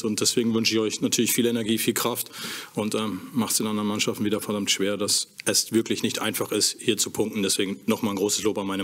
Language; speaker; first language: German; native; German